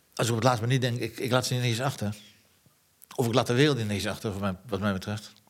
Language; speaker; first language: Dutch; native; Dutch